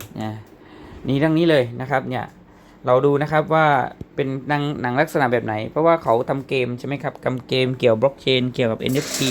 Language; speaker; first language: Thai; native; Thai